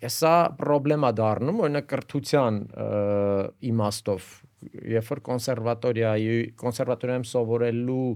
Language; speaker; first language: Armenian; native; Armenian